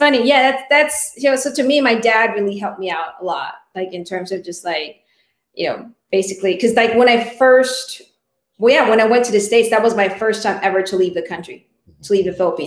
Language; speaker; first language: English; non-native, local second language; Filipino